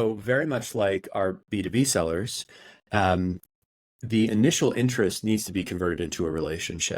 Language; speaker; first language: English; native; English